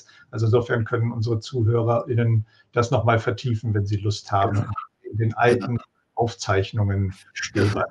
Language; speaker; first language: German; native; German